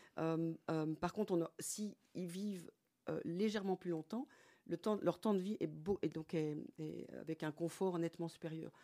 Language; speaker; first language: French; native; French